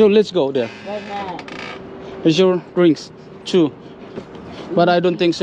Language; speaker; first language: English; non-native, learner; Filipino